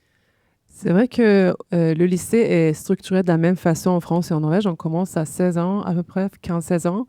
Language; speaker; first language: French; non-native, fluent; Norwegian